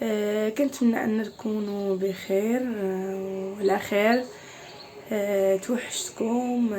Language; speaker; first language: Arabic; native; Arabic